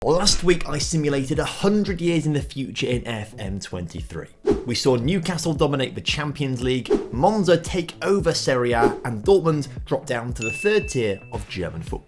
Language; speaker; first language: English; native; English